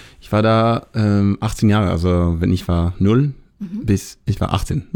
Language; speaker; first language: German; non-native, learner; Hebrew